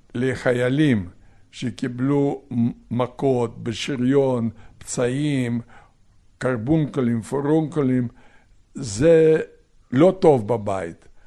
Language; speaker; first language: Hebrew; non-native, fluent; Polish